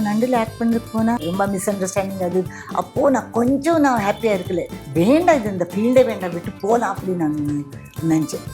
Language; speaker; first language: Tamil; non-native, fluent; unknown